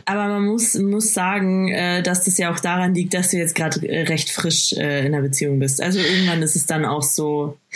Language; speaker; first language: German; native; German